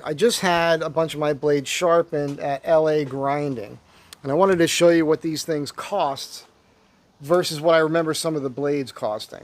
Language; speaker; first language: English; native; English